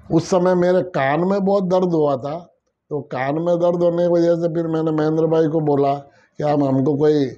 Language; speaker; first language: Hindi; native; Hindi